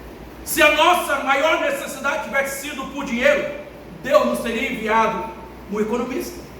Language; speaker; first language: Portuguese; native; Portuguese